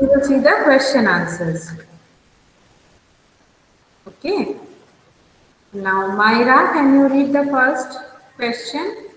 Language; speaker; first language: English; non-native, local second language; Hindi